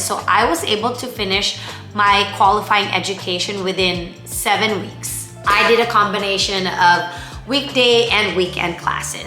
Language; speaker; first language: English; non-native, local second language; Filipino